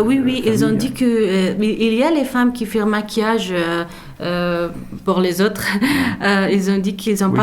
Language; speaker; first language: French; non-native, learner; Persian